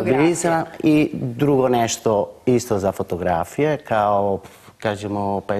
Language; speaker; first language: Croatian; non-native, learner; Italian